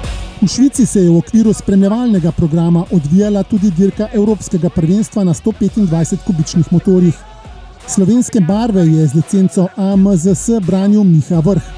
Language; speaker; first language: Slovenian; native; Slovenian